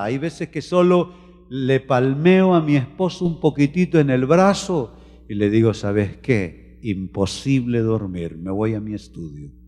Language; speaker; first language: Spanish; native; Spanish